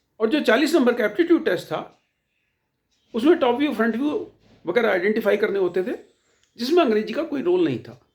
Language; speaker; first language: Hindi; native; Hindi